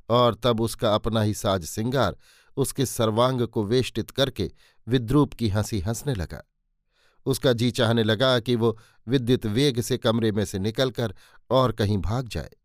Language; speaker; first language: Hindi; native; Hindi